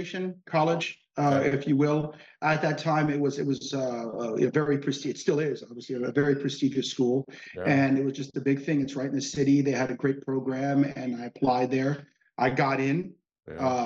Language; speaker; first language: English; native; English